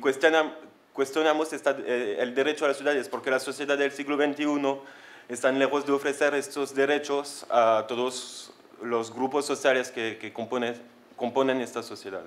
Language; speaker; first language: Spanish; non-native, fluent; French